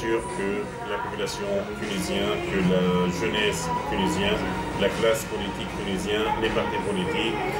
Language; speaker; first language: French; non-native, fluent; Arabic